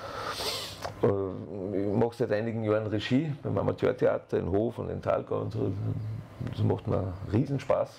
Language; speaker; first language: German; native; German